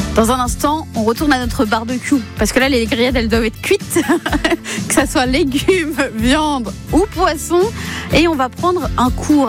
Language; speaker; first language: French; native; French